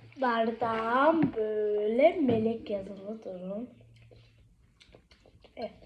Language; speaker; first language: Turkish; early bilingual, heritage; Turkish